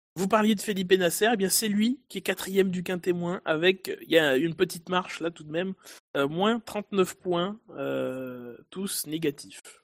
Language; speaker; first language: French; native; French